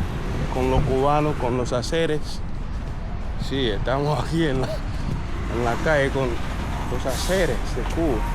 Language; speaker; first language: Spanish; non-native, fluent; English